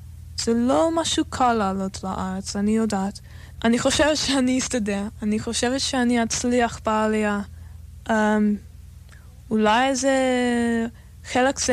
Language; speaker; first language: Hebrew; non-native, fluent; English